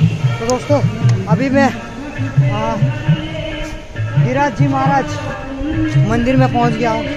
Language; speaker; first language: Hindi; non-native, local second language; Nepali